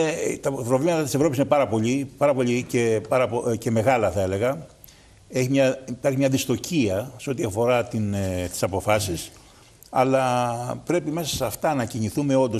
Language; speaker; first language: Greek; native; Greek